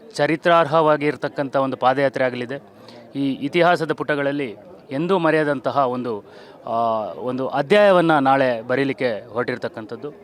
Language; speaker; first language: Kannada; non-native, local second language; Kodava